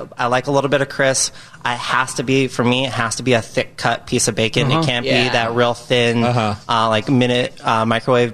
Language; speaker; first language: English; native; English